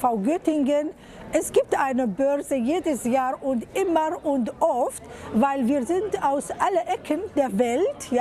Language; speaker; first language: German; non-native, fluent; Arabic